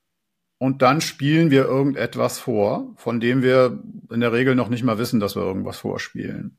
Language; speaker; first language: German; native; German